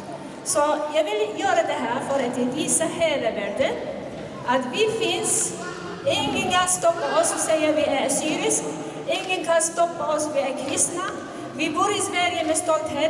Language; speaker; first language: Swedish; non-native, fluent; Assyrian Neo-Aramaic